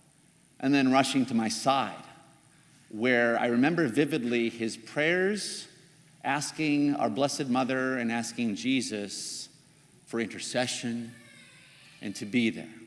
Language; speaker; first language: English; native; English